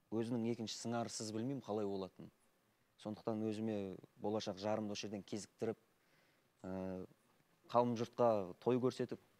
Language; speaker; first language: Kazakh; non-native, local second language; Russian